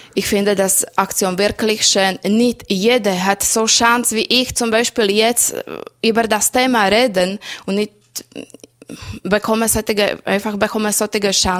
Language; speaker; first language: German; non-native, learner; Slovak